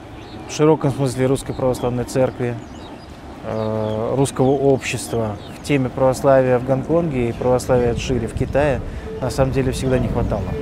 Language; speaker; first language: Russian; native; Russian